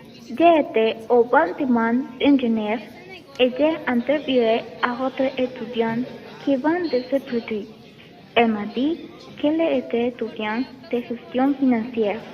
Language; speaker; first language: French; non-native, learner; Spanish